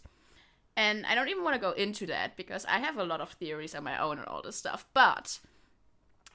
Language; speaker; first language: English; non-native, fluent; German